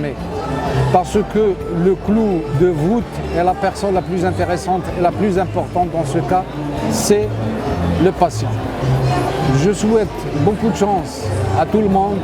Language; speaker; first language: French; non-native, local second language; Arabic